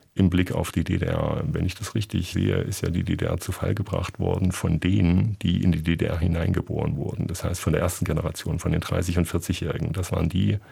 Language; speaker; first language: German; native; German